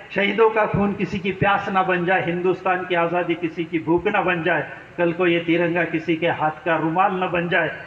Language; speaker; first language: Hindi; non-native, local second language; Marathi